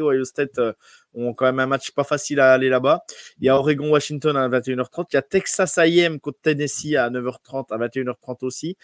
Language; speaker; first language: French; native; French